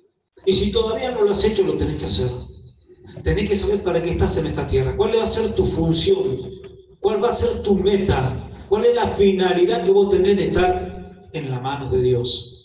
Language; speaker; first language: Spanish; native; Spanish